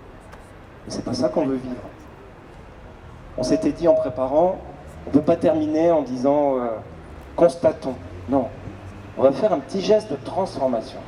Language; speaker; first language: French; native; French